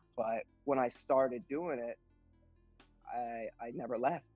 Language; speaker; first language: English; native; English